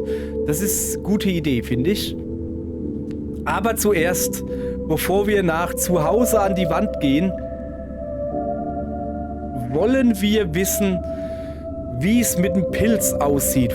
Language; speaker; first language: German; native; German